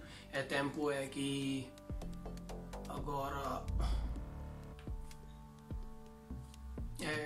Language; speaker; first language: Portuguese; non-native, learner; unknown